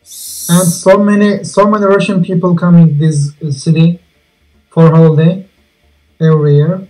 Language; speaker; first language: English; non-native, fluent; Turkish